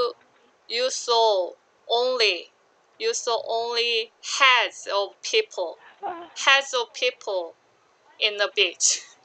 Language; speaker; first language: English; non-native, learner; Korean